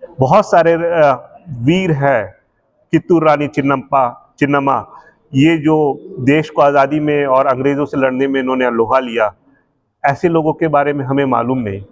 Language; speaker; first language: Hindi; native; Hindi